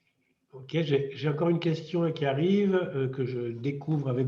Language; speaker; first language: French; native; French